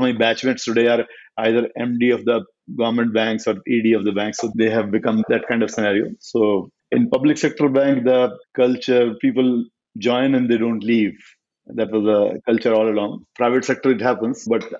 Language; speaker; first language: English; non-native, local second language; Hindi